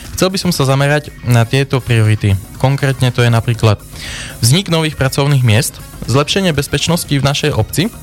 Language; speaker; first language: Slovak; native; Slovak